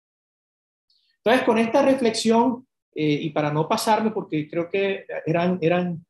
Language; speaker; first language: Spanish; native; Spanish